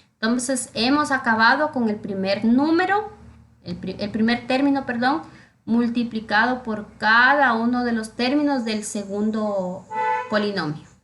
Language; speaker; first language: Spanish; native; Spanish